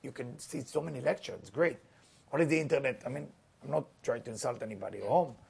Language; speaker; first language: English; non-native, fluent; Hebrew